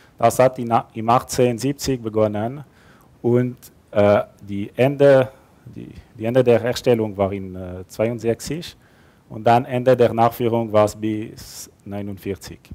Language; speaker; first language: German; non-native, local second language; French